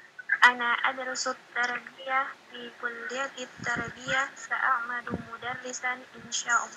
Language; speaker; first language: Arabic; non-native, learner; Indonesian